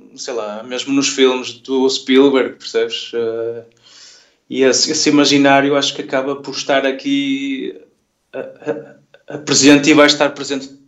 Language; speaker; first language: Portuguese; native; Portuguese